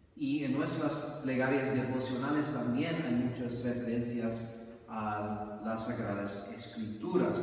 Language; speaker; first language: Spanish; non-native, fluent; English